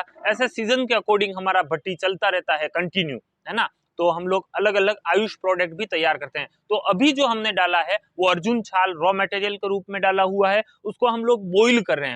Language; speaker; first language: Hindi; native; Hindi